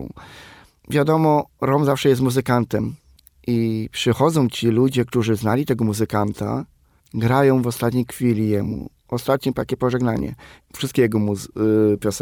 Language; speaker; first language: Polish; non-native, local second language; Romany